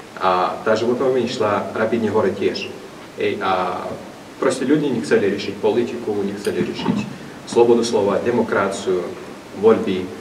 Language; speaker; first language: Slovak; non-native, fluent; Russian